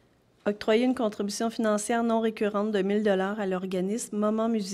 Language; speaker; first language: French; native; French